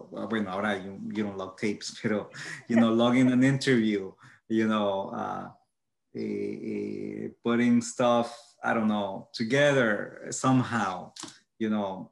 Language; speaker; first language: English; early bilingual, other home language; Spanish